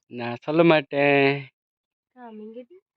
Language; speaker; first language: Tamil; non-native, learner; Odia